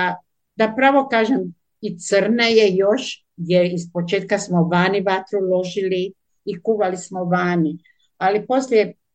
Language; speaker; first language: Croatian; native; Croatian